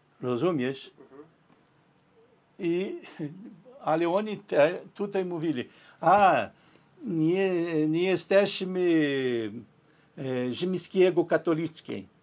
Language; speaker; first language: Polish; early bilingual, heritage; Portuguese